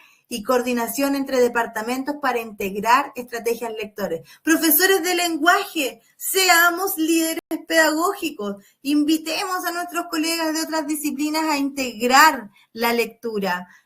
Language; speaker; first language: Spanish; native; Spanish